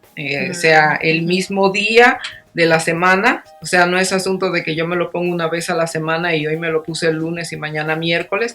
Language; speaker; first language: Spanish; native; Spanish